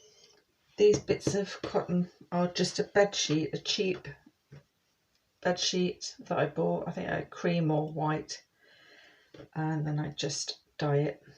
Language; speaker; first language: English; native; English